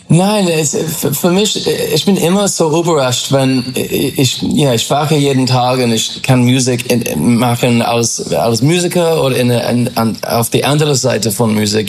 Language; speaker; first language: German; non-native, fluent; English